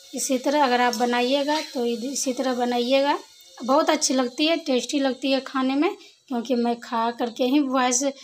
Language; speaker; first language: Hindi; native; Hindi